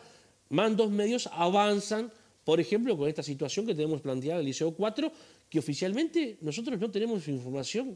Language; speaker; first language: Spanish; native; Spanish